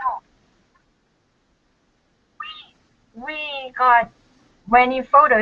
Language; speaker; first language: English; non-native, learner; Korean